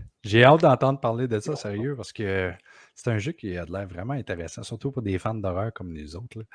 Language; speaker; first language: French; native; French